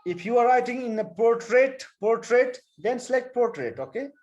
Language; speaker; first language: English; non-native, local second language; Nepali